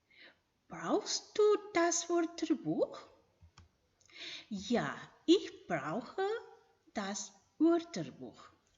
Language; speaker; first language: German; non-native, fluent; Indonesian